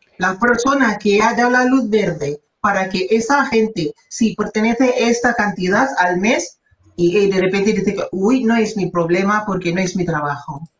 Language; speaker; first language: Spanish; non-native, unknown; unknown